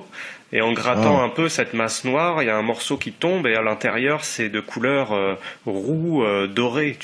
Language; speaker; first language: French; native; French